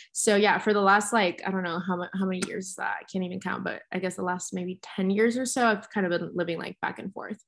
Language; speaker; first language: English; early bilingual, other home language; Spanish